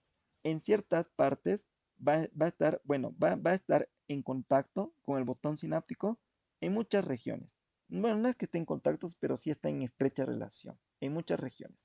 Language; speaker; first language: Spanish; native; Spanish